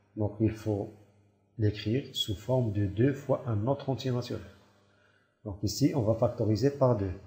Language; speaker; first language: French; non-native, local second language; Arabic